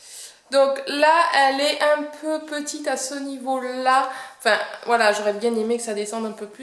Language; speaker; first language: French; native; French